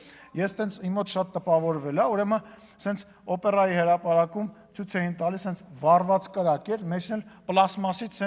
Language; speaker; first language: Armenian; native; Armenian